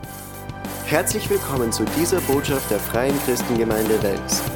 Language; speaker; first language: German; native; German